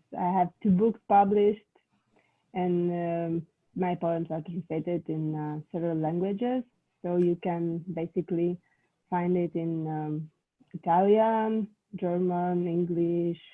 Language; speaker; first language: English; non-native, fluent; Russian